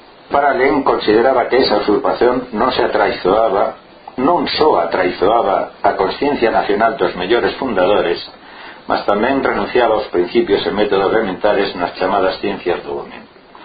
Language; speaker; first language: Galician; non-native, local second language; Spanish